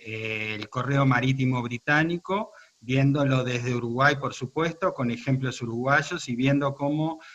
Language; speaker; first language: Spanish; native; Spanish